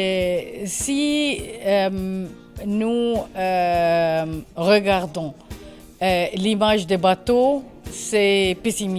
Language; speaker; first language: French; non-native, learner; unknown